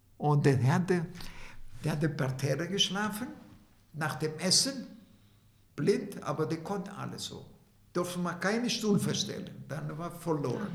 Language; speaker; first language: German; non-native, fluent; Italian